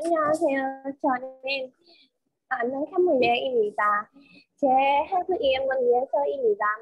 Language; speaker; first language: Korean; non-native, learner; Burmese